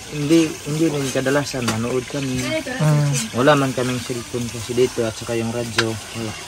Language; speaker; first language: Filipino; non-native, local second language; Cebuano